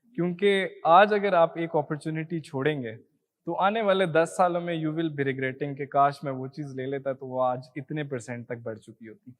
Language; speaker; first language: Urdu; native; Urdu